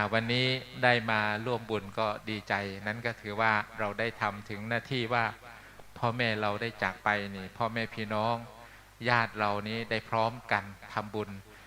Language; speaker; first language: Thai; non-native, local second language; Northeastern Thai